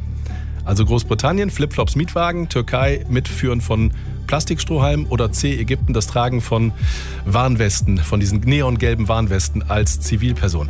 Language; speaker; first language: German; native; German